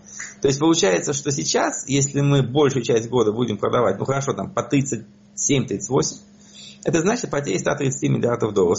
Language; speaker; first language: Russian; native; Russian